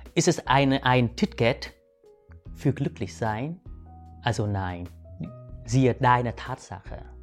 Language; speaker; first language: German; non-native, fluent; Vietnamese